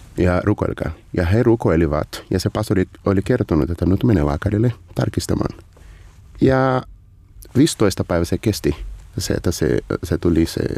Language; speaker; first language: Finnish; non-native, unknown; Portuguese